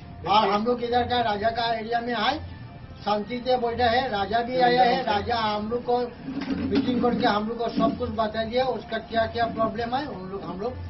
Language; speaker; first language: Hindi; non-native, local second language; Bangla